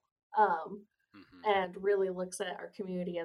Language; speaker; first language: English; native; English